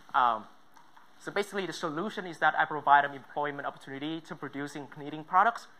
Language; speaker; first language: English; non-native, fluent; Vietnamese